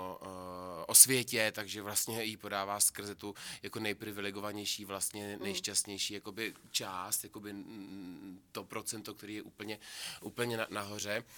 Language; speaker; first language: Czech; native; Czech